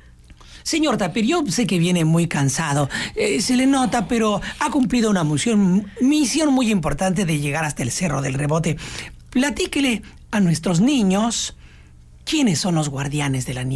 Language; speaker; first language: Spanish; native; Spanish